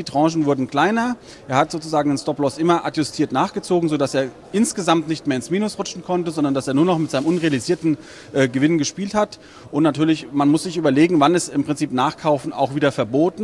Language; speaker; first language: German; native; German